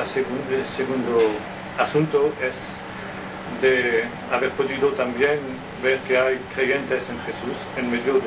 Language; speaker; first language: Spanish; non-native, learner; French